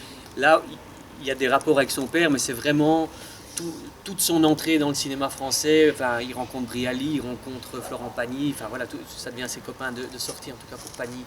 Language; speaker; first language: French; native; French